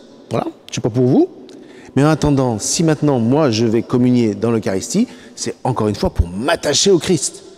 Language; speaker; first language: French; native; French